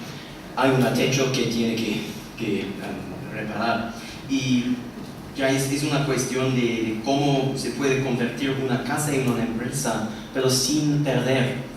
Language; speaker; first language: Spanish; non-native, fluent; English